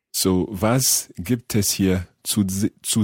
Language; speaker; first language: German; non-native, learner; English